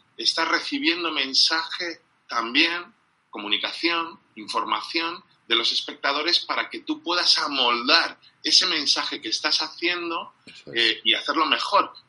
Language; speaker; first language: Spanish; non-native, fluent; English